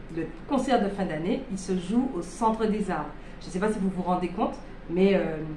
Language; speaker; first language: French; native; French